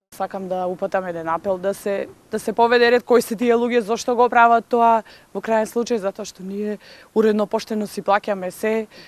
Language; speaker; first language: Macedonian; native; Macedonian